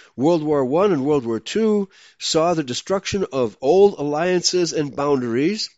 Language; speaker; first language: English; native; English